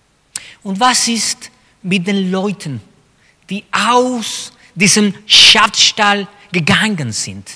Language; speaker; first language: German; non-native, fluent; Spanish